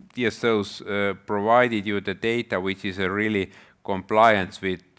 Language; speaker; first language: English; non-native, fluent; Estonian